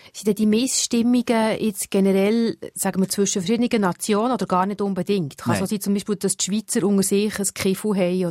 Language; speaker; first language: German; native; German